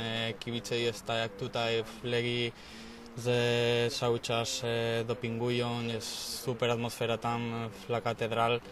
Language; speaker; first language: Polish; non-native, learner; Spanish